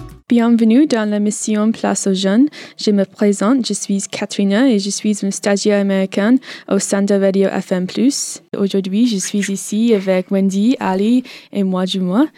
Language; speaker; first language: French; non-native, learner; English